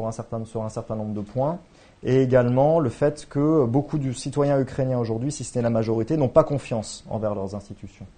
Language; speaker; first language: French; native; French